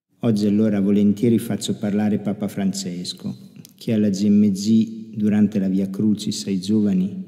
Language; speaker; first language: Italian; native; Italian